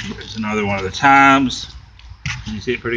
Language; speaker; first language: English; native; English